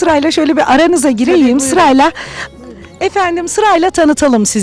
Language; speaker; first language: Turkish; native; Turkish